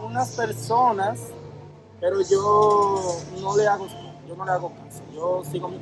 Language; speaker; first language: Spanish; native; Spanish